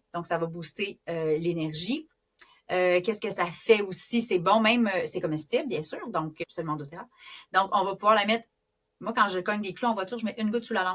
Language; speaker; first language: French; native; French